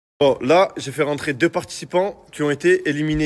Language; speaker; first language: French; native; French